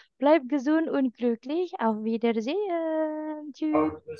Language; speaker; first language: German; non-native, fluent; Indonesian